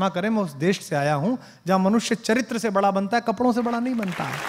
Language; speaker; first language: Hindi; native; Hindi